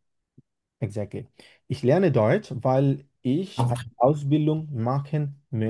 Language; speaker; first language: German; non-native, learner; Bangla